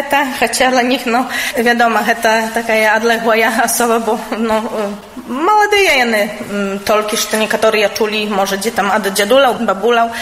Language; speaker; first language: Belarusian; non-native, local second language; Polish